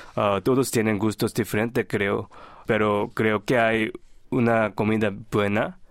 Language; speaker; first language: Spanish; non-native, fluent; Korean